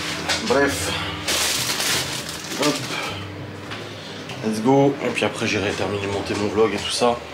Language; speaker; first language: French; native; French